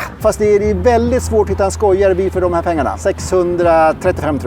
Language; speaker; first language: Swedish; native; Swedish